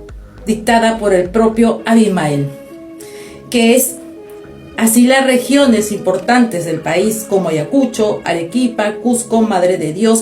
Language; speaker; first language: Spanish; native; Spanish